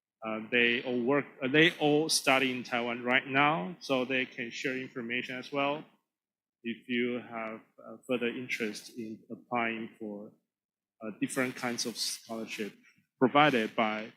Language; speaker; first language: English; non-native, fluent; Chinese